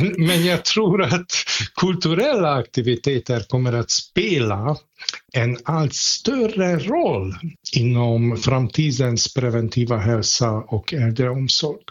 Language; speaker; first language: Swedish; non-native, fluent; Hungarian